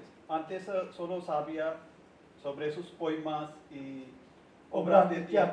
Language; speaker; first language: Spanish; non-native, learner; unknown